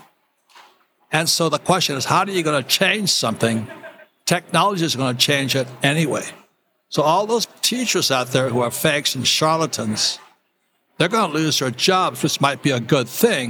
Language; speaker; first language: English; native; English